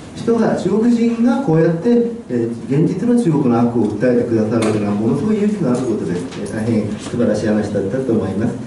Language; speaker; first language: Japanese; native; Japanese